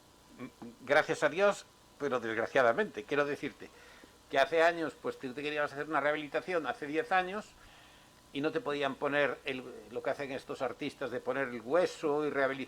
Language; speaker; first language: Spanish; native; Spanish